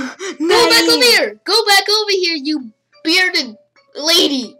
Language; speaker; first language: English; native; English